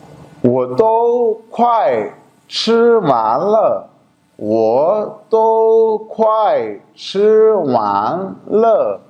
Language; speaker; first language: Chinese; non-native, learner; Urdu